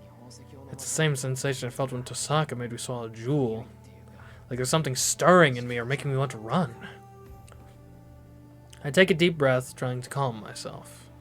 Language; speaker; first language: English; native; English